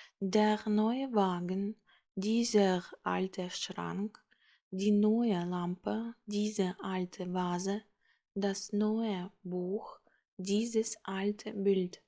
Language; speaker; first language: German; non-native, fluent; Ukrainian